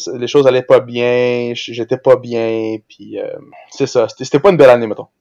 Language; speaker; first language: French; early bilingual, other home language; Portuguese